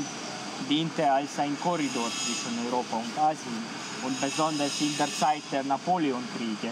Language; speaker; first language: German; non-native, fluent; Ukrainian